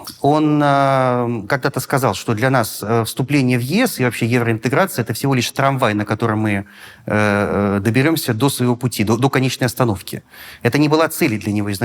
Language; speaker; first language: Russian; native; Russian